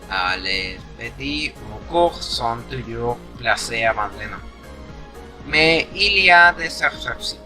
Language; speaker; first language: French; non-native, learner; Spanish